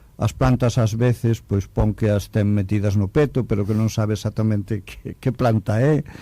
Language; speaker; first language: Galician; native; Galician